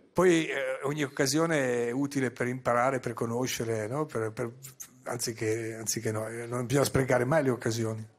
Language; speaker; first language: Italian; native; Italian